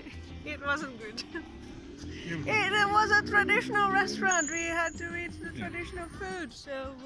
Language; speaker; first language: English; non-native, fluent; Portuguese